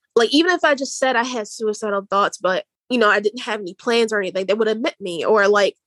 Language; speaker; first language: English; native; English